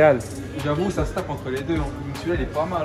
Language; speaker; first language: French; native; French